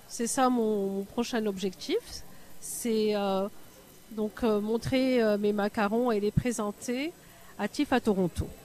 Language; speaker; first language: French; non-native, local second language; Arabic